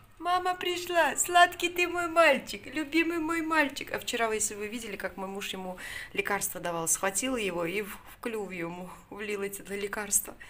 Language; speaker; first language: Russian; non-native, local second language; Georgian